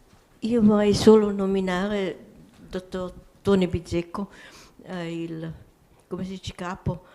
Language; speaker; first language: Italian; non-native, local second language; German